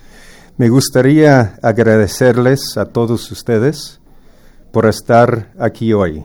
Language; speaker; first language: Spanish; non-native, fluent; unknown